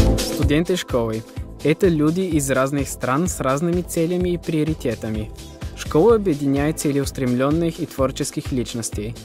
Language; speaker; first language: Russian; non-native, fluent; German